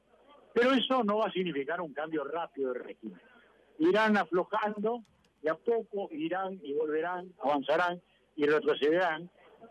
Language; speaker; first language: Spanish; native; Spanish